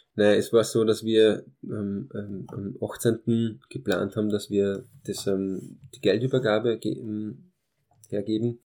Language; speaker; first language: German; early bilingual, other home language; Hungarian